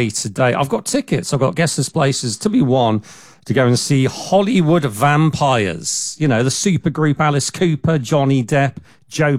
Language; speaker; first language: English; native; English